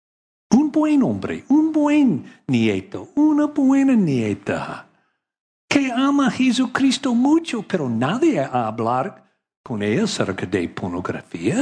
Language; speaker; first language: Spanish; non-native, learner; English